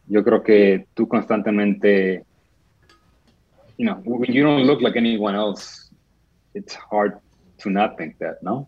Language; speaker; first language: English; non-native, fluent; Spanish